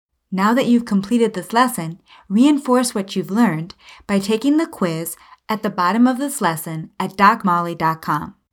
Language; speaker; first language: English; native; English